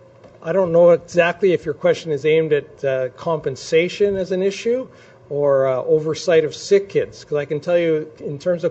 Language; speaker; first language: English; native; English